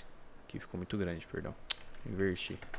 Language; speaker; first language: Portuguese; native; Portuguese